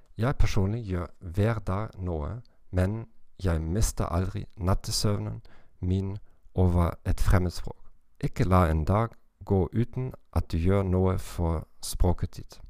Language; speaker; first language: Norwegian; non-native, learner; German